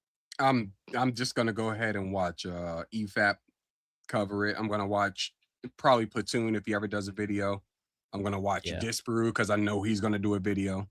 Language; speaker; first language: English; native; English